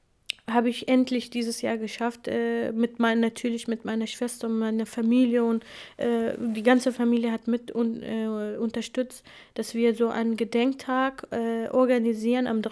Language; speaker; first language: German; non-native, fluent; Kurdish